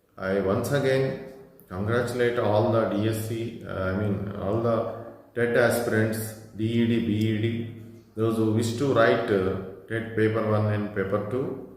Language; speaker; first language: English; non-native, local second language; Telugu